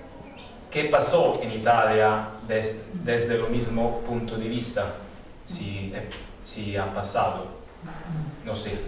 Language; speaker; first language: Spanish; non-native, learner; Italian